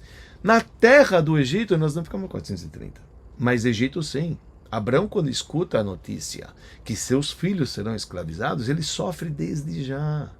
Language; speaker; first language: Portuguese; native; Portuguese